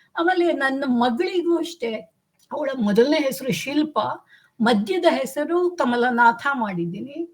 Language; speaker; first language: Kannada; native; Kannada